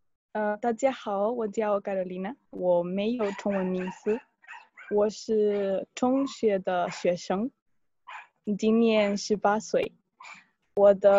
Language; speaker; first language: Chinese; non-native, learner; Spanish